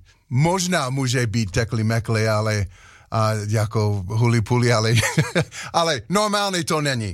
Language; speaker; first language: Czech; non-native, learner; English